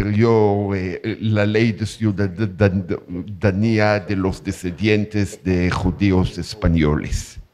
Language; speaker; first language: Spanish; non-native, learner; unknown